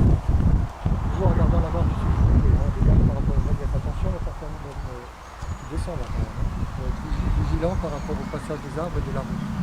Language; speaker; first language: French; native; French